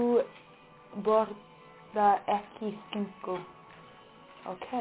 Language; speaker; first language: Icelandic; non-native, learner; English